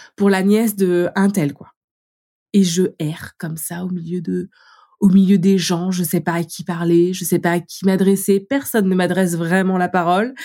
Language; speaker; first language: French; native; French